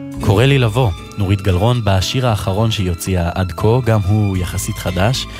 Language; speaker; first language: Hebrew; native; Hebrew